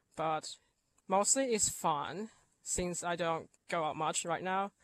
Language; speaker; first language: English; non-native, fluent; Chinese